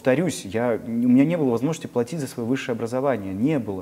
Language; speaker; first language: Russian; native; Russian